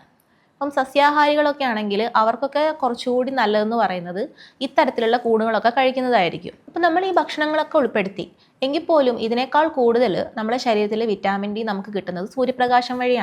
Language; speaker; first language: Malayalam; native; Malayalam